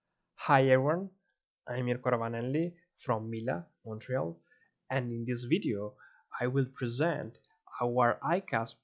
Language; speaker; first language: English; non-native, fluent; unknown